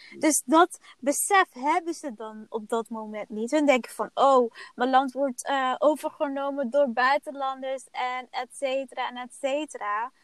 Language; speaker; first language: Dutch; early bilingual, other home language; Somali